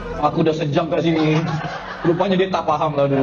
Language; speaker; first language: Malay; native; Malay